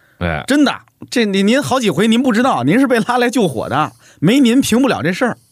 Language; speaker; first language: Chinese; native; Chinese